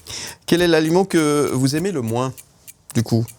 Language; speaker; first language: French; native; French